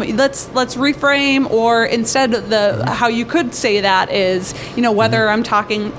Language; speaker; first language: English; native; English